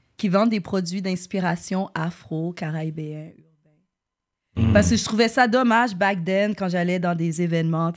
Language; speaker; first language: French; native; French